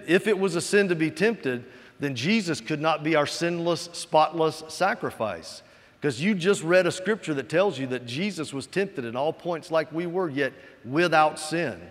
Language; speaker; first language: English; native; English